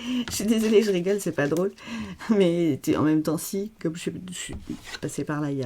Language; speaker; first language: French; native; French